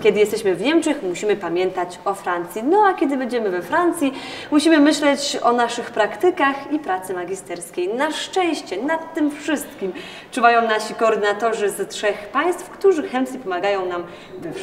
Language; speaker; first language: Polish; native; Polish